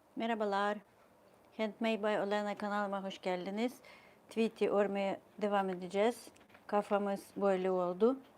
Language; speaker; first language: Turkish; non-native, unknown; Ukrainian